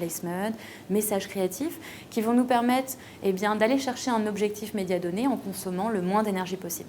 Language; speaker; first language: French; native; French